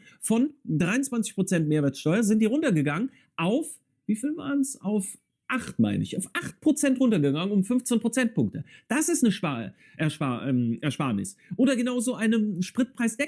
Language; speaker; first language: German; native; German